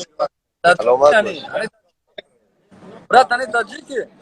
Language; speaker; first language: Russian; non-native, local second language; Tajik